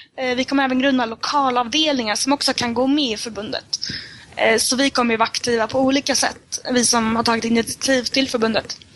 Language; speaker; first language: Swedish; native; Swedish